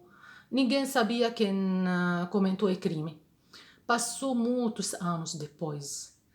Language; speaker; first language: Portuguese; non-native, fluent; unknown